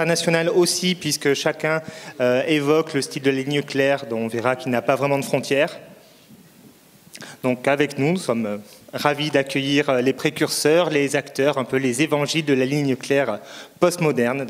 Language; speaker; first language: French; native; French